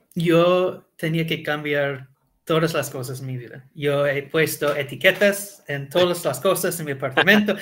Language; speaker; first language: Spanish; non-native, learner; English